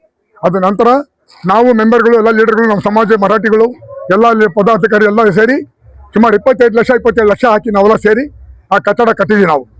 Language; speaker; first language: Kannada; non-native, local second language; Marathi